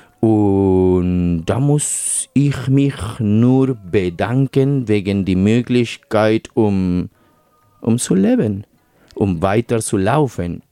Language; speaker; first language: German; non-native, fluent; Spanish